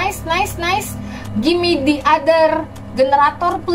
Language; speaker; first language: English; non-native, learner; Indonesian